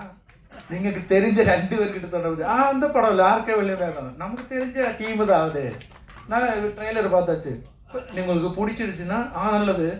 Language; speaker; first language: Tamil; non-native, learner; Malayalam